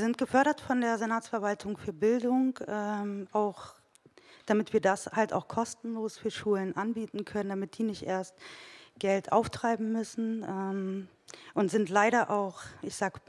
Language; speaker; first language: German; early bilingual, other home language; Turkish